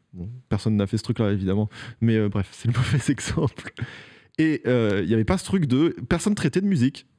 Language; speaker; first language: French; native; French